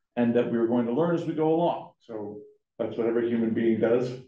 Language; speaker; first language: English; native; English